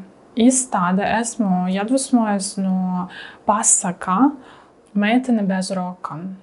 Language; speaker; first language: Latvian; non-native, learner; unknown